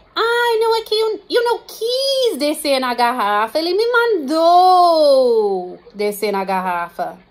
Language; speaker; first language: Portuguese; non-native, fluent; English